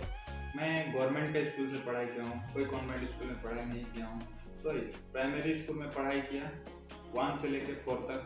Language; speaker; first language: Hindi; non-native, local second language; Bangla